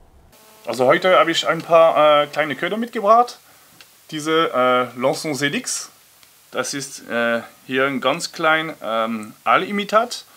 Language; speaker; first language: German; non-native, learner; French